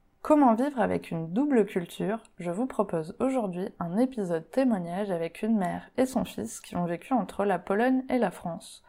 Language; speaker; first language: French; native; French